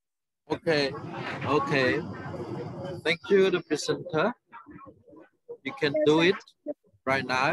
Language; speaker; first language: English; non-native, fluent; Khmer